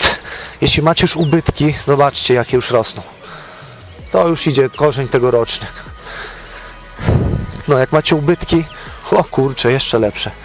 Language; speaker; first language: Polish; native; Polish